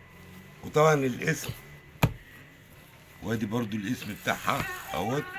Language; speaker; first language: Arabic; native; Arabic